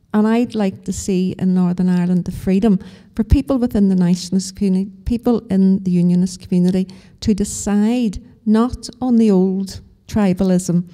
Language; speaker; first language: English; native; English